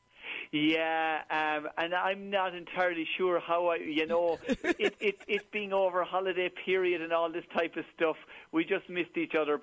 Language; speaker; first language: English; native; English